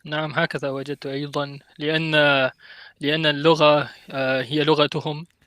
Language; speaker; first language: Arabic; non-native, learner; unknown